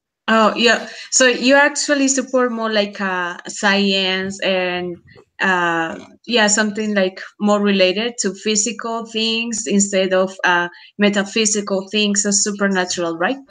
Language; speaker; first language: English; non-native, fluent; Spanish